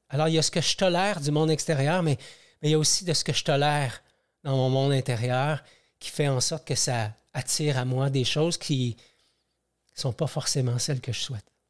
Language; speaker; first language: French; native; French